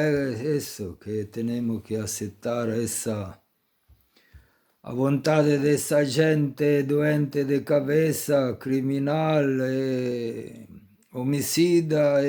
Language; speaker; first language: Portuguese; non-native, fluent; Italian